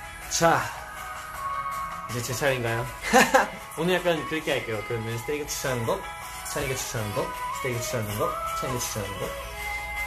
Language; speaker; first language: Korean; early bilingual, heritage; Korean